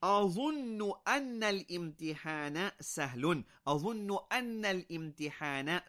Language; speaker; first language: Arabic; non-native, fluent; English